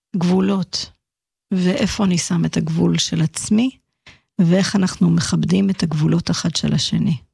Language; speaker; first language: Hebrew; early bilingual, heritage; Hebrew